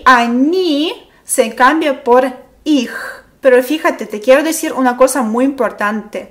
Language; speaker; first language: Spanish; non-native, fluent; Russian